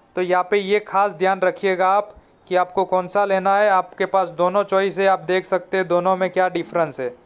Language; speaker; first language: Hindi; non-native, local second language; Gujarati